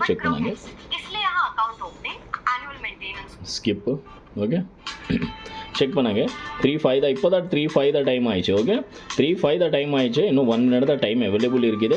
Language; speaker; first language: Tamil; non-native, local second language; Malayalam